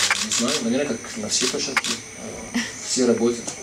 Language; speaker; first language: Russian; non-native, fluent; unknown